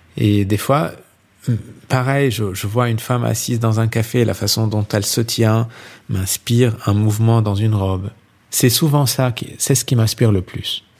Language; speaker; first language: French; non-native, local second language; Arabic